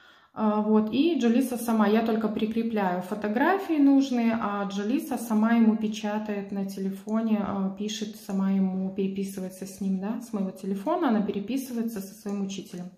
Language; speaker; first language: Russian; native; Russian